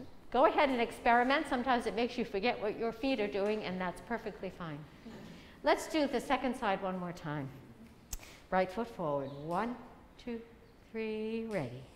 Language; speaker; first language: English; native; English